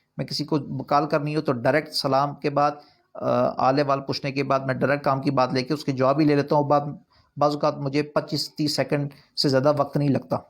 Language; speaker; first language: Urdu; non-native, local second language; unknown